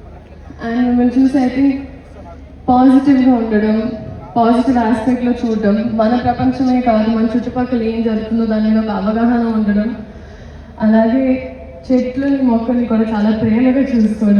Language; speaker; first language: Telugu; non-native, fluent; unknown